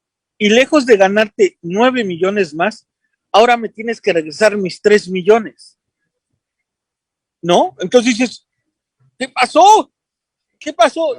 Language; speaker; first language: Spanish; native; Spanish